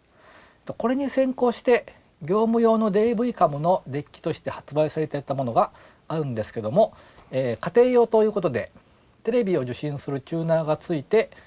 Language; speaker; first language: Japanese; native; Japanese